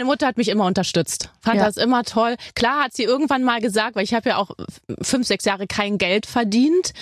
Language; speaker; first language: German; native; German